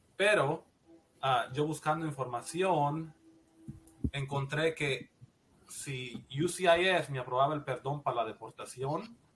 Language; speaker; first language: Spanish; native; Spanish